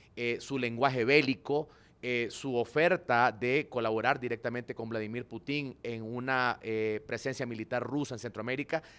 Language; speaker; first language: Spanish; native; Spanish